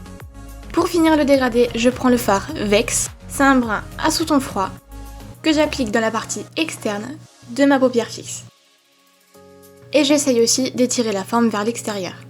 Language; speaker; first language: French; native; French